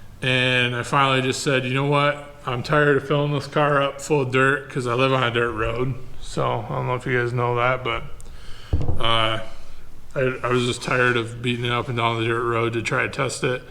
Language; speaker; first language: English; native; English